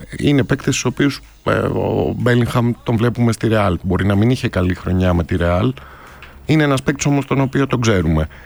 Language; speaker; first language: Greek; native; Greek